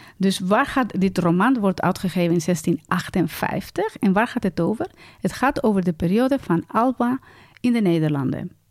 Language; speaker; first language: Dutch; non-native, fluent; Spanish